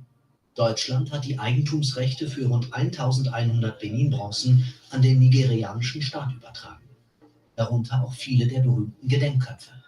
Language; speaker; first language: German; native; German